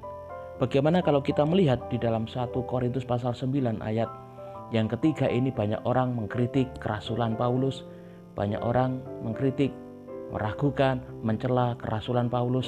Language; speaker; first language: Indonesian; native; Indonesian